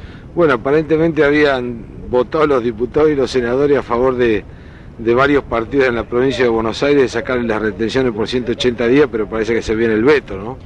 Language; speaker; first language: Spanish; native; Spanish